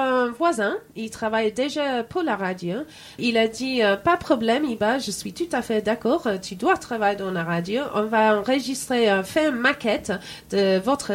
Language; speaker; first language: French; non-native, fluent; English